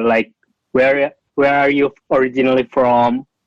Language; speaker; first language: English; non-native, fluent; Indonesian